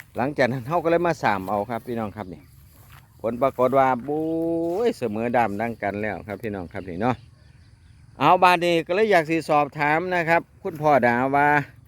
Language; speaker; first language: Thai; native; Thai